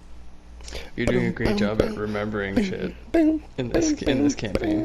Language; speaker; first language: English; native; English